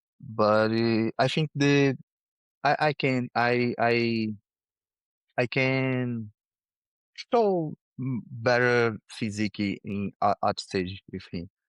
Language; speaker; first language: English; non-native, learner; Portuguese